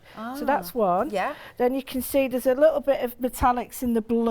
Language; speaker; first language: English; native; English